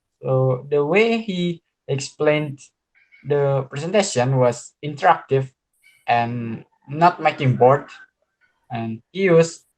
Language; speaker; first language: English; non-native, learner; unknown